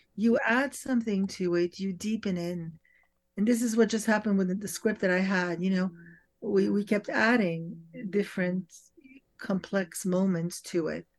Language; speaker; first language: English; early bilingual, other home language; French